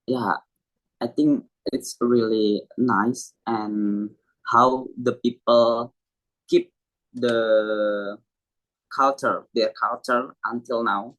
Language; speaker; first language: English; non-native, learner; Indonesian